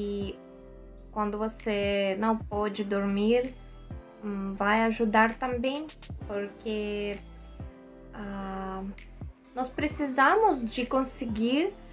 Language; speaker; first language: Portuguese; non-native, learner; Russian